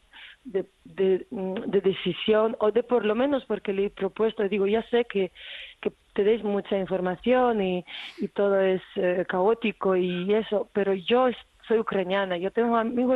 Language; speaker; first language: Spanish; non-native, fluent; Ukrainian